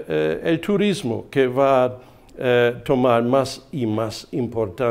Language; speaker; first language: Spanish; non-native, fluent; German